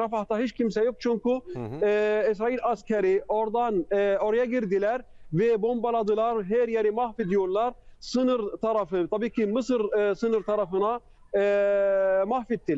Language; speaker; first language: Turkish; non-native, fluent; Arabic